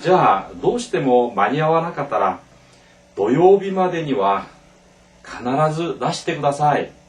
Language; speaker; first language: Japanese; non-native, fluent; Korean